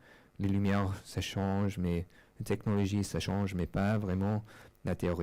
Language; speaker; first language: French; non-native, fluent; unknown